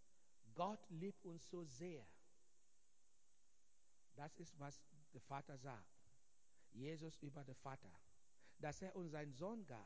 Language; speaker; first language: German; non-native, fluent; Igbo